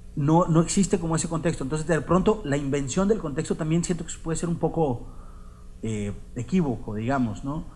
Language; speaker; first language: Spanish; native; Spanish